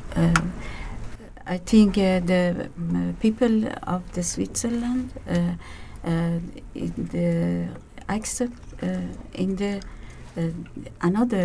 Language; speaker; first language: English; non-native, learner; Persian